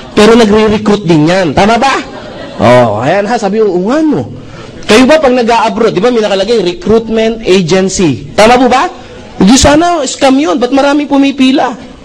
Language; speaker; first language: Filipino; non-native, local second language; Cebuano